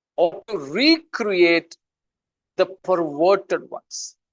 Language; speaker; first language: English; non-native, local second language; Malayalam